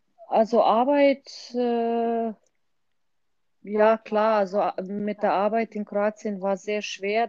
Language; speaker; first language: German; non-native, fluent; Croatian